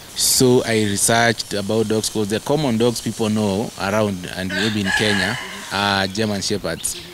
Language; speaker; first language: English; non-native, local second language; Masai